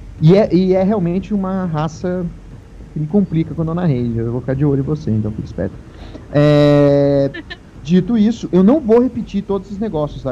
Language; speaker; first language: Portuguese; native; Portuguese